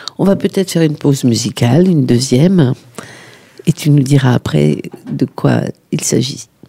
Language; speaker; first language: French; native; French